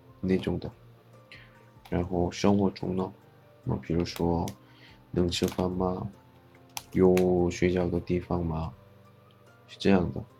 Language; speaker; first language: Chinese; non-native, fluent; Korean